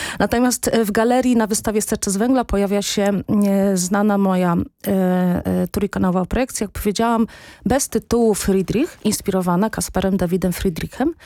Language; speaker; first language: Polish; native; Polish